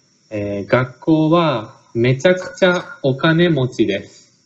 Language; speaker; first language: Japanese; native; Japanese